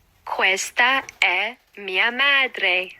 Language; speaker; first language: Italian; non-native, learner; English